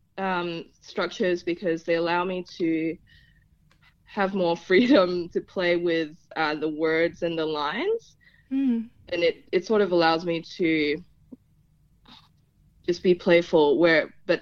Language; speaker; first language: English; non-native, local second language; Filipino